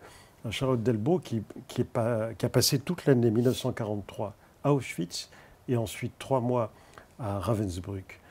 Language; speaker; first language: French; native; French